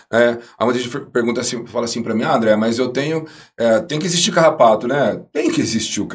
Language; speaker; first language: Portuguese; native; Portuguese